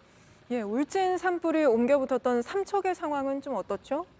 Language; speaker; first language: Korean; native; Korean